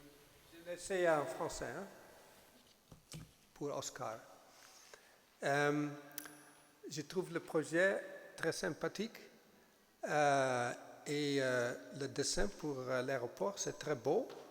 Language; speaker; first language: French; non-native, fluent; German